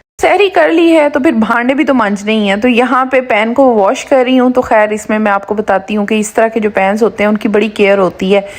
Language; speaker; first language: Urdu; native; Urdu